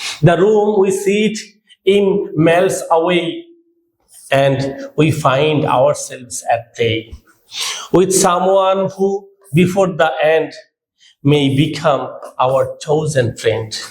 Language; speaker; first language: English; non-native, local second language; Bangla